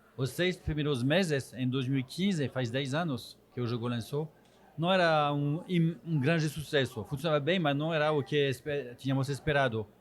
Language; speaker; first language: Portuguese; non-native, fluent; French